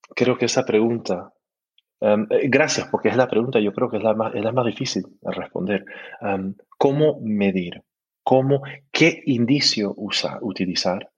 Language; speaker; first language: Spanish; non-native, fluent; English